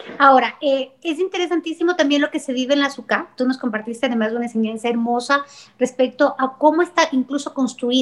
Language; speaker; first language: Spanish; native; Spanish